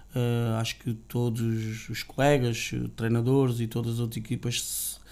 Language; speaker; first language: Portuguese; native; Portuguese